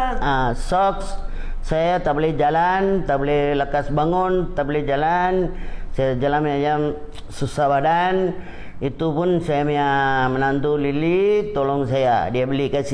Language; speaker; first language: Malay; non-native, local second language; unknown